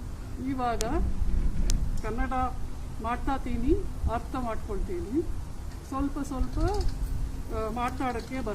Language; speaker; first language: Kannada; non-native, learner; Tamil